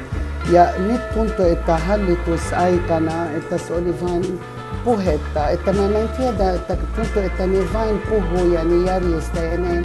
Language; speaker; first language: Finnish; non-native, fluent; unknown